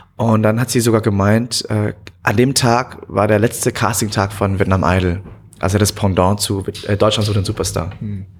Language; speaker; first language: German; native; German